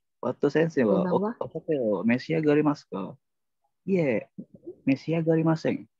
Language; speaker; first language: Japanese; non-native, learner; Indonesian